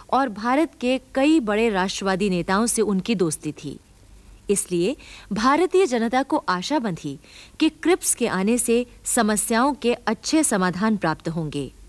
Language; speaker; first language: Hindi; native; Hindi